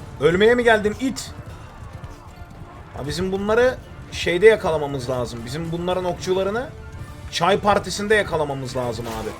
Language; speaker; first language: Turkish; native; Turkish